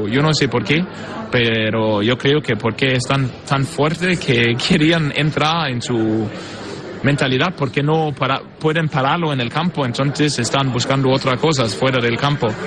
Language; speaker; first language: Spanish; non-native, fluent; Portuguese